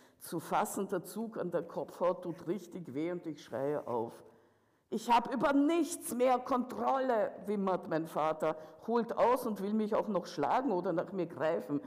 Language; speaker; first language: German; early bilingual, other home language; Russian